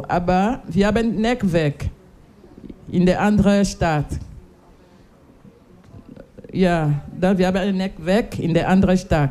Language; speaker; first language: German; non-native, learner; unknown